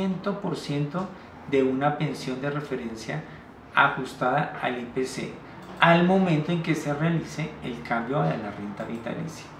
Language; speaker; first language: Spanish; native; Spanish